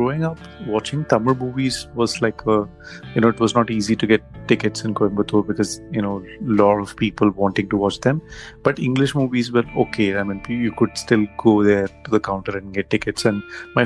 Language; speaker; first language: English; non-native, local second language; Tamil